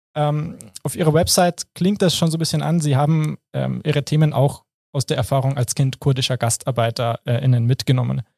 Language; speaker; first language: German; native; German